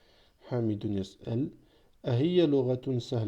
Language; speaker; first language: Arabic; non-native, fluent; French